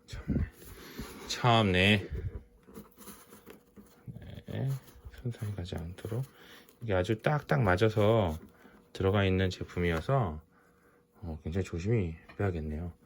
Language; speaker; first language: Korean; native; Korean